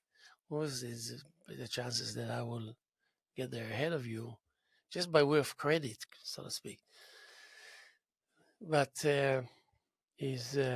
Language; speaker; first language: English; non-native, fluent; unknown